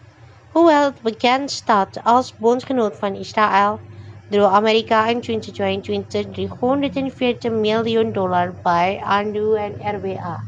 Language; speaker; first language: Dutch; non-native, fluent; Indonesian